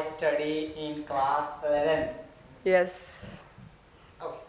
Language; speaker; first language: English; non-native, fluent; Hindi